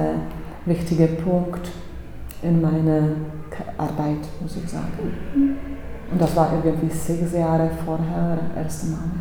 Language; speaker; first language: German; non-native, fluent; Czech